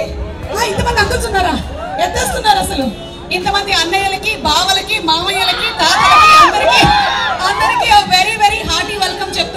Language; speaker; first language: Telugu; native; Telugu